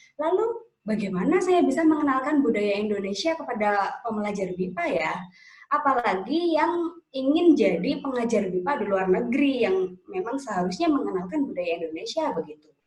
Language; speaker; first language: Indonesian; native; Indonesian